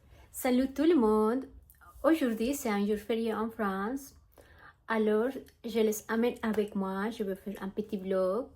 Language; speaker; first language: French; non-native, learner; Spanish